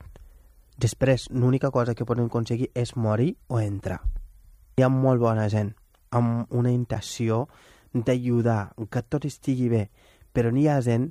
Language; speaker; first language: Catalan; non-native, fluent; Wolof